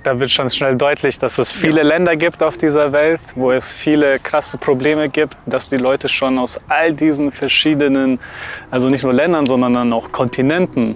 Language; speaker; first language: German; early bilingual, other home language; Serbian